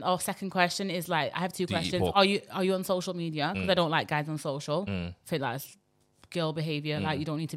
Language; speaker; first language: English; native; English